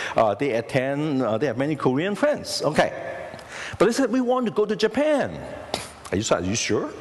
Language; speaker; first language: English; non-native, local second language; Cantonese